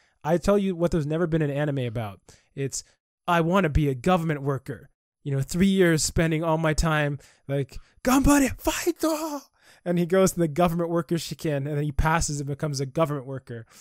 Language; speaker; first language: English; native; English